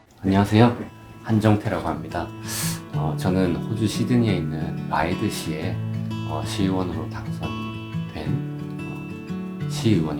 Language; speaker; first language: Korean; native; Korean